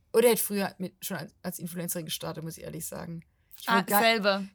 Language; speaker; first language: German; non-native, fluent; Portuguese